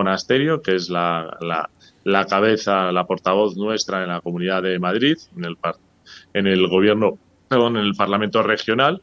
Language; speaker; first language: Spanish; native; Spanish